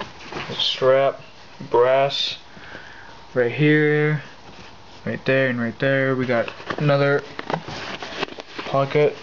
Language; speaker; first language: English; native; English